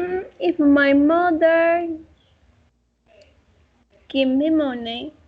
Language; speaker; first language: English; non-native, learner; Spanish